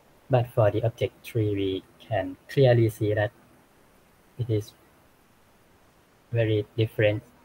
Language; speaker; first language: English; non-native, fluent; Thai